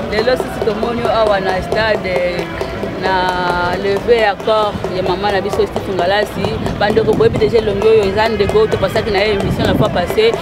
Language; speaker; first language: Lingala; native; Lingala